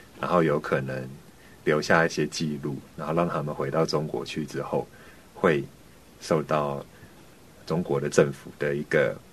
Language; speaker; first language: Chinese; native; Chinese